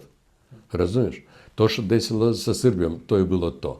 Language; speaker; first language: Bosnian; non-native, fluent; Russian